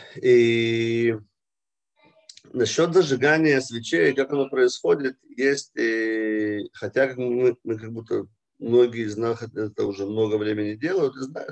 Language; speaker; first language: Russian; early bilingual, heritage; Russian